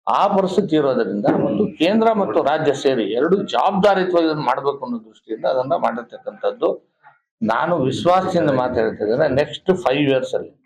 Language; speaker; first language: Kannada; native; Kannada